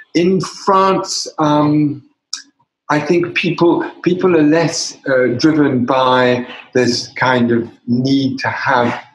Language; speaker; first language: English; native; English